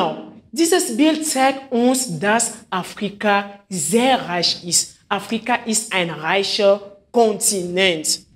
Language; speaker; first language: German; non-native, fluent; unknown